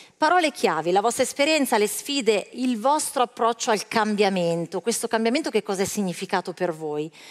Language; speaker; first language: Italian; native; Italian